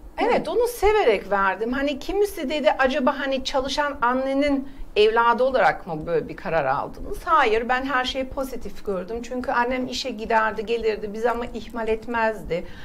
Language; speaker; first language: Turkish; early bilingual, heritage; Turkish